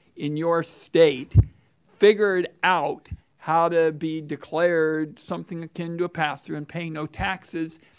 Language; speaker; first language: English; native; English